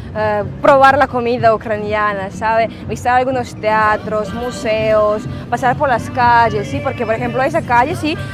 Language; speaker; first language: Spanish; early bilingual, other home language; Ukrainian